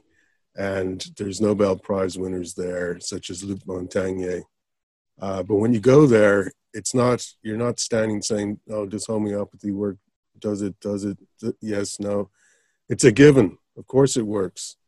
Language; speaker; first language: English; native; English